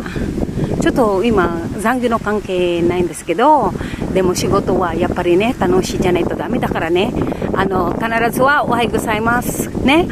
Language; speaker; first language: Japanese; non-native, fluent; Filipino